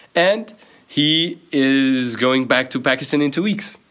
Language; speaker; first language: English; non-native, fluent; Portuguese